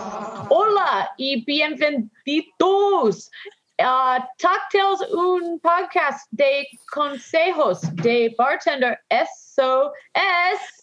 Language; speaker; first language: Spanish; non-native, learner; English